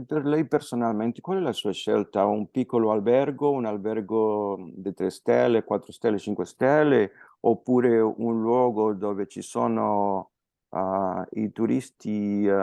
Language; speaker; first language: Italian; non-native, fluent; Spanish